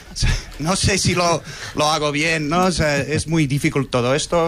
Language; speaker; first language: Spanish; non-native, fluent; English